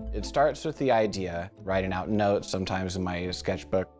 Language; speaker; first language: English; native; English